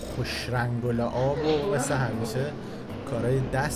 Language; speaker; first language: Persian; native; Persian